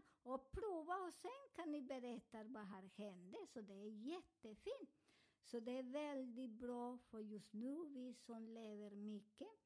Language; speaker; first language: Swedish; non-native, learner; Spanish